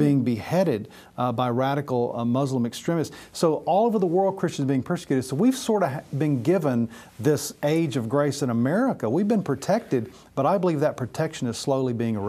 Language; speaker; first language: English; native; English